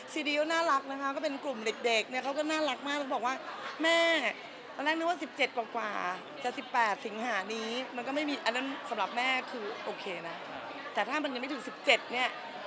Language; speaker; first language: Thai; native; Thai